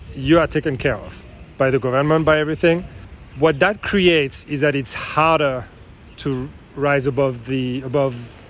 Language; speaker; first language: English; non-native, fluent; French